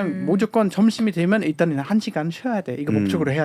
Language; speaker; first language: Korean; non-native, fluent; German